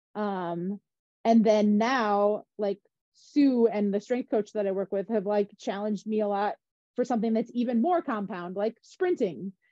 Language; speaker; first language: English; native; English